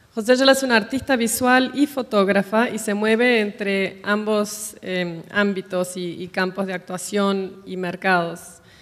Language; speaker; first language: Spanish; native; Spanish